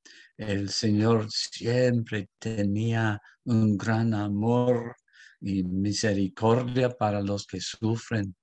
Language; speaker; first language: Spanish; non-native, fluent; English